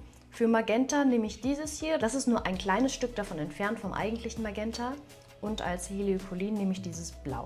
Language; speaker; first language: German; native; German